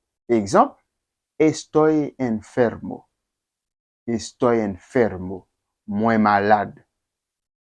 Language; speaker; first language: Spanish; non-native, fluent; Haitian Creole